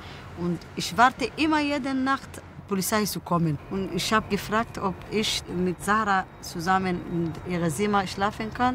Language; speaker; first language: German; non-native, learner; Somali